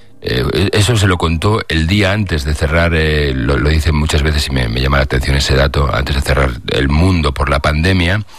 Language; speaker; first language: Spanish; native; Spanish